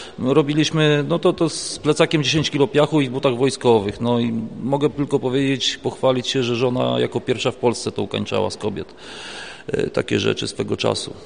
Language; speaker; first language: Polish; native; Polish